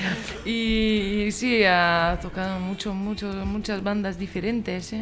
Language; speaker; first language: Spanish; non-native, fluent; French